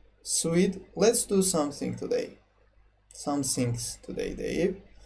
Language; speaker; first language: English; non-native, fluent; Azerbaijani